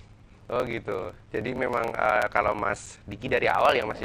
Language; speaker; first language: Indonesian; native; Indonesian